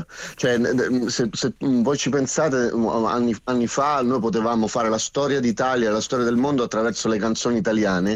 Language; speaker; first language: Italian; native; Italian